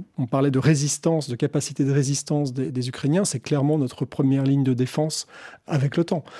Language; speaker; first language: French; native; French